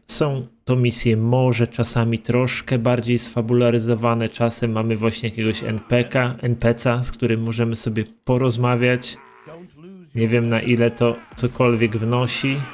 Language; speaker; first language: Polish; native; Polish